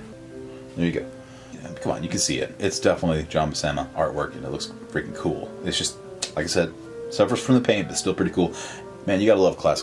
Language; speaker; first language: English; native; English